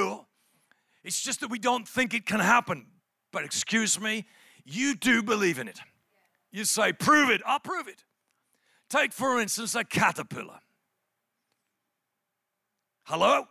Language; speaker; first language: English; native; English